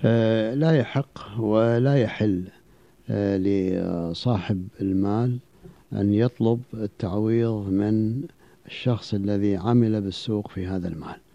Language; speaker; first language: Arabic; native; Arabic